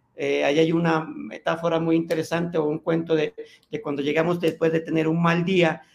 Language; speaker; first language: Spanish; native; Spanish